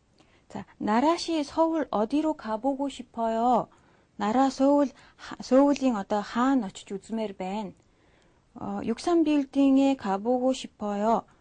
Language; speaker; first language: Korean; non-native, fluent; Mongolian